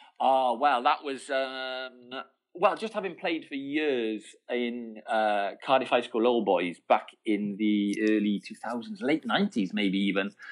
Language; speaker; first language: English; native; English